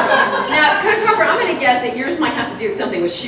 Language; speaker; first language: English; native; English